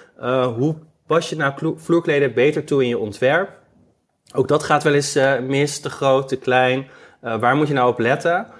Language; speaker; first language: Dutch; native; Dutch